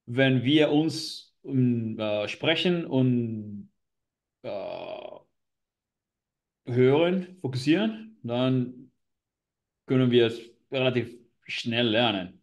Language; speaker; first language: German; non-native, learner; Spanish